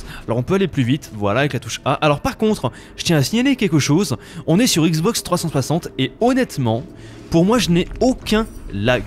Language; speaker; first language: French; native; French